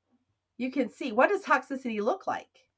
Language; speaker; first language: English; native; English